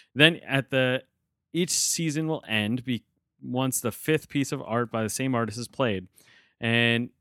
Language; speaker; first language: English; native; English